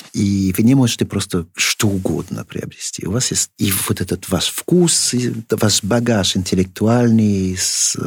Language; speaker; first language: Russian; non-native, fluent; French